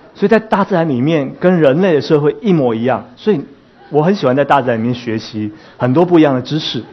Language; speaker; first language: Chinese; native; Chinese